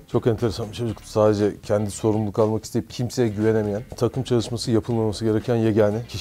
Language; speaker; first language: Turkish; native; Turkish